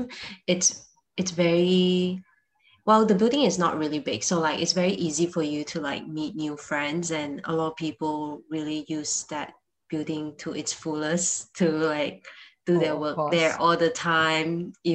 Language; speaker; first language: English; non-native, local second language; Chinese